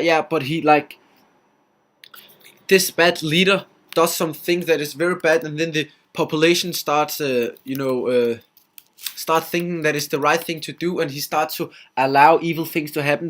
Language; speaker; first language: English; non-native, fluent; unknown